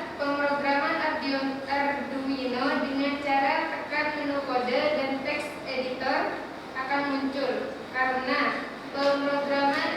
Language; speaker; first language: Indonesian; native; Indonesian